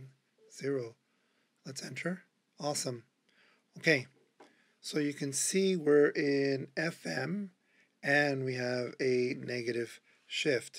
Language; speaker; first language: English; native; English